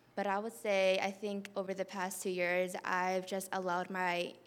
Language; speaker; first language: English; native; English